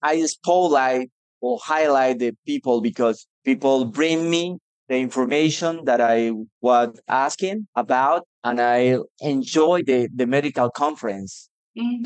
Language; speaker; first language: English; non-native, learner; Spanish